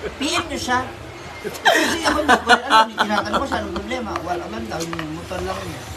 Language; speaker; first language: Filipino; native; Filipino